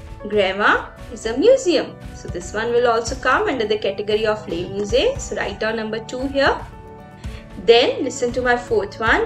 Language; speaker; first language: English; non-native, local second language; Hindi